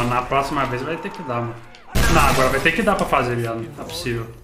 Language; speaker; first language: Portuguese; native; Portuguese